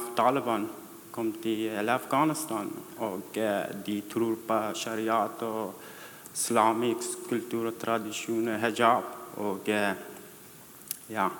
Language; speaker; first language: Norwegian; non-native, learner; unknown